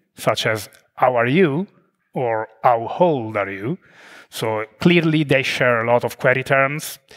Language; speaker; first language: English; non-native, fluent; Italian